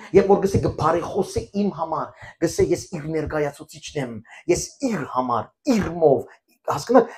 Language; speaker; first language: Armenian; early bilingual, heritage; Armenian